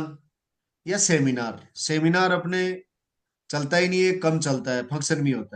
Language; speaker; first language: Hindi; native; Hindi